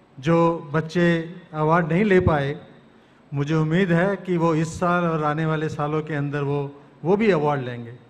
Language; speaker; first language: Hindi; native; Hindi